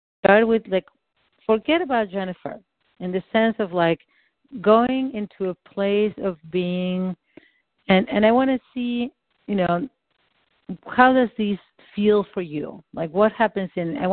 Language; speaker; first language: English; non-native, fluent; Spanish